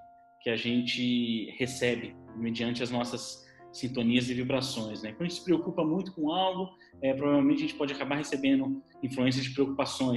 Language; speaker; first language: Portuguese; native; Portuguese